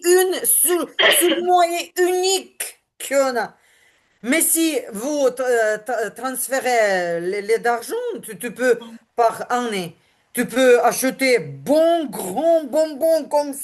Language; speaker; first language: French; non-native, learner; Ukrainian